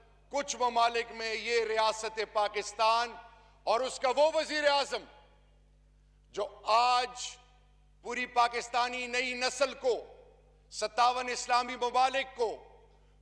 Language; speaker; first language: Urdu; non-native, local second language; Pashto